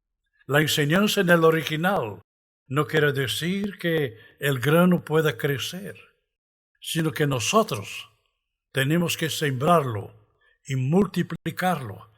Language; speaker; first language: Spanish; non-native, fluent; Portuguese